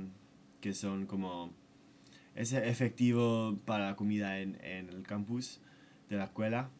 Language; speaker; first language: Spanish; non-native, fluent; English